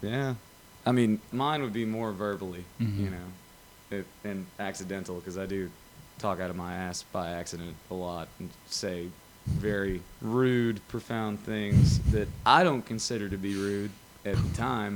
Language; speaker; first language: English; native; English